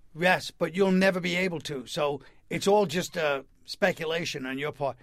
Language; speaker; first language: English; native; English